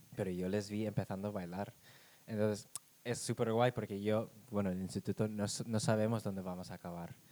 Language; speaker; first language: Spanish; non-native, fluent; English